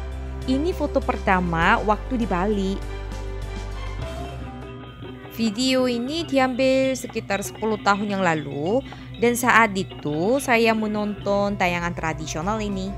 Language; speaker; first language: Indonesian; non-native, fluent; Korean